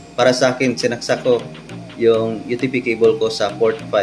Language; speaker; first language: Filipino; non-native, local second language; Cebuano